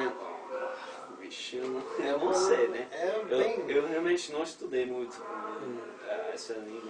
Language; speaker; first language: Portuguese; non-native, fluent; English